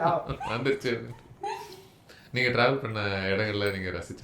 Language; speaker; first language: Tamil; native; Tamil